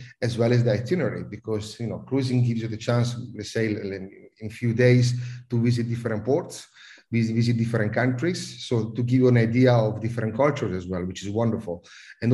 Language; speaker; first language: English; non-native, fluent; Italian